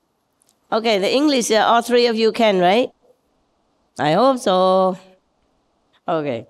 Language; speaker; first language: English; non-native, fluent; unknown